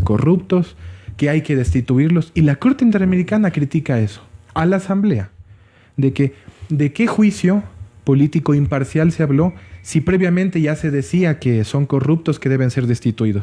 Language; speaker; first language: Spanish; native; Spanish